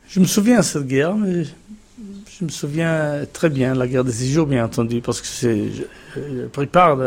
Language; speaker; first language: French; non-native, fluent; Hebrew